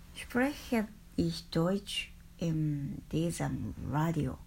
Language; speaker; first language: German; non-native, learner; Japanese